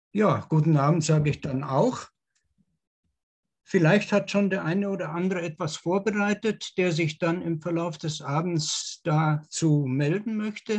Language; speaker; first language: German; native; German